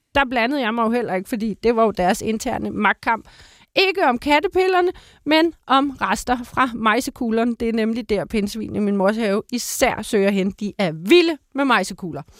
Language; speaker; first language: Danish; native; Danish